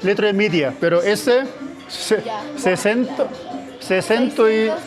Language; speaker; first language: Spanish; non-native, learner; Urdu